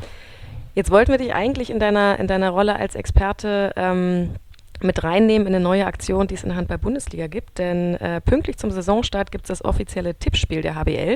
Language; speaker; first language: German; native; German